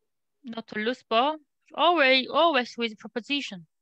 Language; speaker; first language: English; non-native, learner; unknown